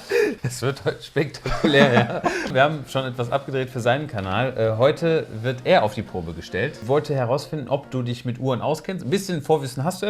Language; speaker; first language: German; native; German